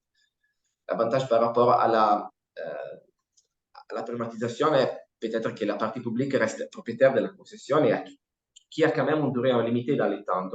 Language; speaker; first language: French; non-native, fluent; Italian